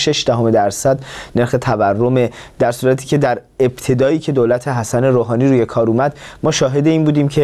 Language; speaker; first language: Persian; native; Persian